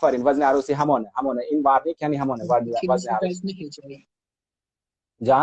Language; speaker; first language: Persian; non-native, fluent; Hindi